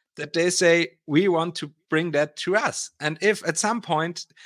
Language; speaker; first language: English; non-native, fluent; German